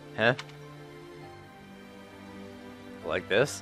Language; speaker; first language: English; native; English